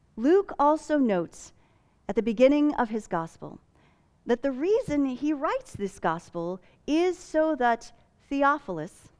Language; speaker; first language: English; native; English